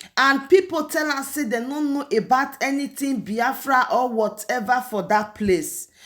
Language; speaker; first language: Nigerian Pidgin; non-native, local second language; Igbo